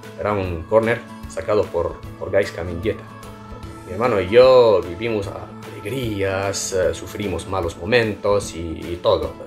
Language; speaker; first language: Spanish; non-native, fluent; Arabic